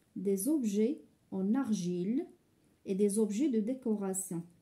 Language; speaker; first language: French; non-native, local second language; Arabic